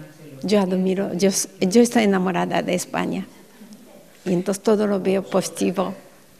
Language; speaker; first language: Spanish; non-native, fluent; Japanese